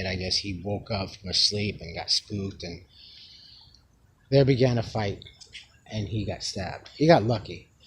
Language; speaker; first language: English; native; English